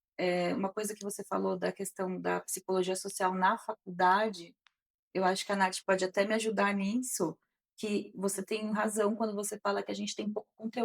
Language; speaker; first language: Portuguese; native; Portuguese